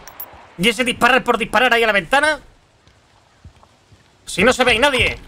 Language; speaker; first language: Spanish; native; Spanish